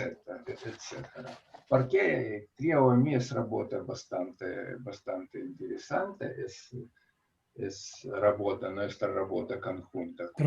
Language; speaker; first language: Spanish; non-native, fluent; Russian